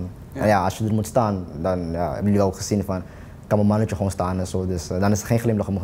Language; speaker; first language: Dutch; native; Dutch